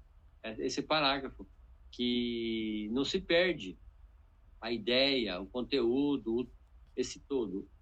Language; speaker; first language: Portuguese; native; Portuguese